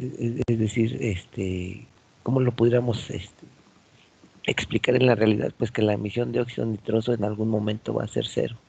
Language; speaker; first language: Spanish; native; Spanish